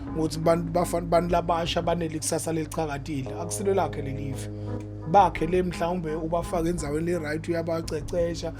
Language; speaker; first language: Zulu; non-native, local second language; Swati